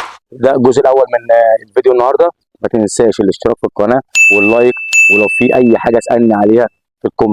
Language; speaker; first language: Arabic; native; Arabic